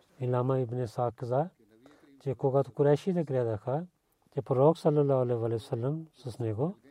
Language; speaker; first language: Bulgarian; non-native, fluent; Urdu